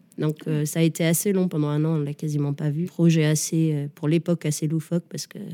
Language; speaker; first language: French; early bilingual, other home language; Danish